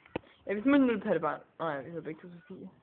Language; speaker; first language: Danish; native; Danish